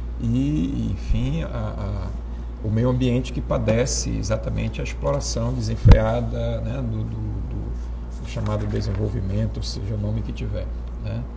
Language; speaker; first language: Portuguese; native; Portuguese